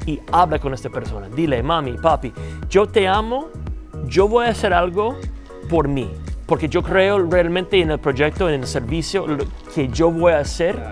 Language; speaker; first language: Spanish; non-native, fluent; English